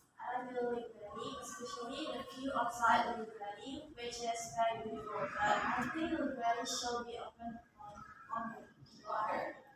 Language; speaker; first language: English; non-native, learner; Indonesian